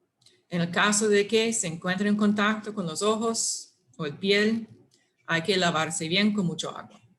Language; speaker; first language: Spanish; non-native, fluent; English